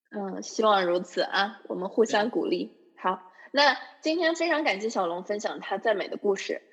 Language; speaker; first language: Chinese; native; Chinese